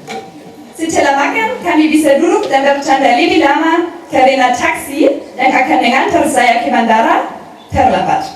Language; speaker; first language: Indonesian; non-native, learner; German